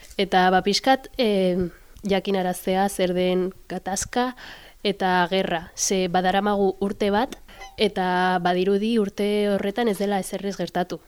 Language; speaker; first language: Basque; non-native, fluent; Arabic